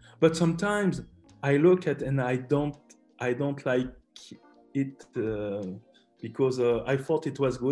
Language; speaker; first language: English; non-native, learner; French